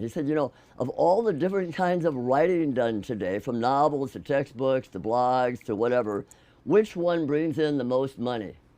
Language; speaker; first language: English; native; English